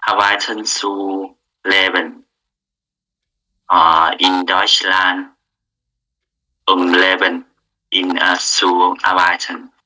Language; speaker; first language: German; non-native, learner; Vietnamese